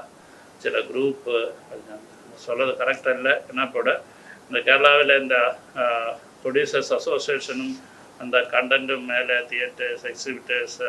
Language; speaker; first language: Tamil; non-native, learner; Malayalam